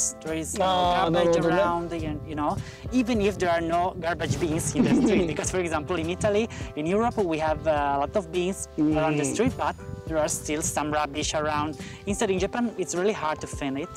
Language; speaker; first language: English; non-native, fluent; Italian